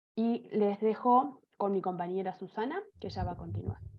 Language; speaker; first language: Spanish; native; Spanish